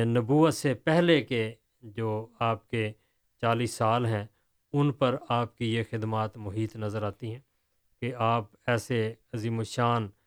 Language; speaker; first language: Urdu; native; Urdu